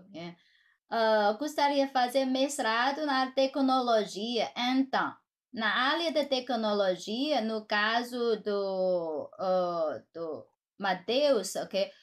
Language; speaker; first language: Portuguese; non-native, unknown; Chinese